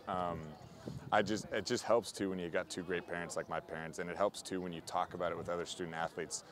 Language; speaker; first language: English; native; English